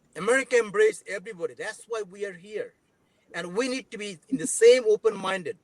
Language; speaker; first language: English; non-native, local second language; Bangla